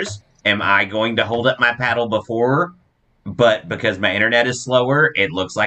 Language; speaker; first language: English; native; English